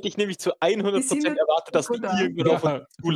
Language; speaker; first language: German; native; German